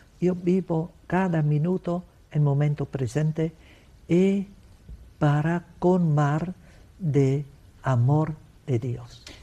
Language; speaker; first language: Spanish; non-native, learner; Vietnamese